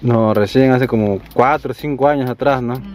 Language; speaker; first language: Spanish; native; Spanish